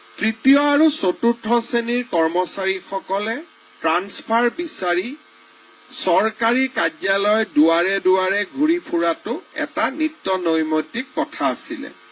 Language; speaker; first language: Assamese; native; Assamese